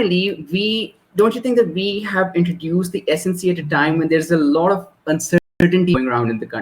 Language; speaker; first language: English; non-native, local second language; Urdu